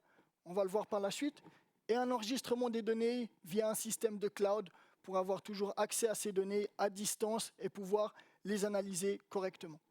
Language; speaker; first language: French; native; French